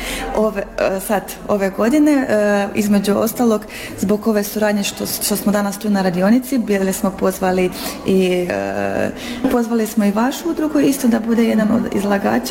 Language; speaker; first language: Croatian; native; Croatian